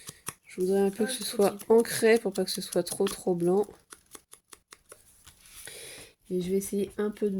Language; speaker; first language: French; native; French